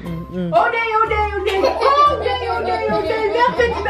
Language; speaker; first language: Dutch; native; Dutch